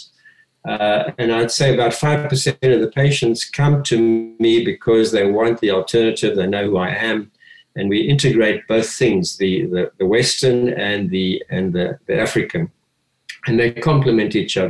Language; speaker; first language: English; native; English